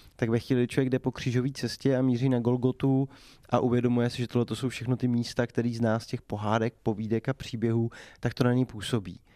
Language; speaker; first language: Czech; native; Czech